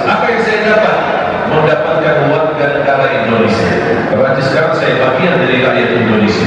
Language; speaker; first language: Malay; non-native, fluent; Arabic